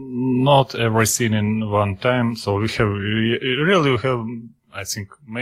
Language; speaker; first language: English; non-native, learner; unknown